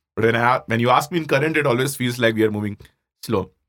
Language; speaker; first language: English; non-native, local second language; Hindi